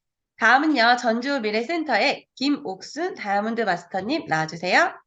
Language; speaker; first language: Korean; native; Korean